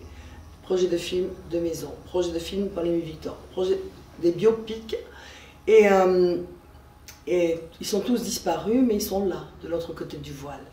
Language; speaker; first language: French; native; French